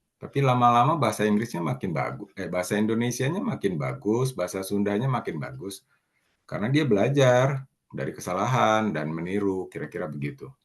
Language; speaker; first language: Indonesian; native; Indonesian